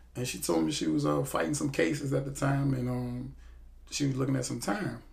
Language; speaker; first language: English; native; English